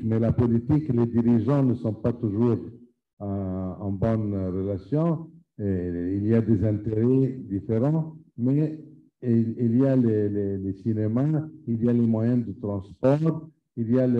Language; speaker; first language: French; non-native, fluent; Arabic